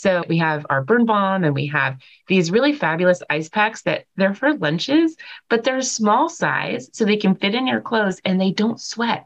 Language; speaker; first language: English; native; English